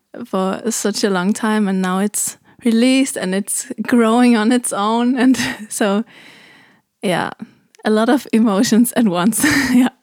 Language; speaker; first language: English; non-native, fluent; German